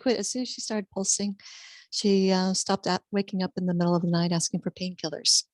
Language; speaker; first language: English; native; English